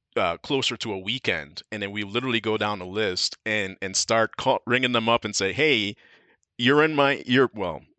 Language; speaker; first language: English; native; English